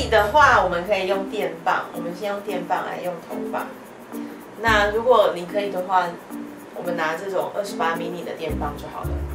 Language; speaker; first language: Chinese; native; Chinese